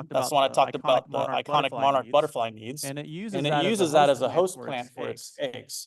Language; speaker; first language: English; native; English